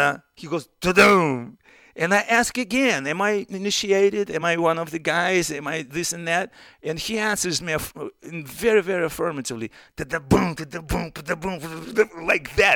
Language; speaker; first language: English; non-native, fluent; Russian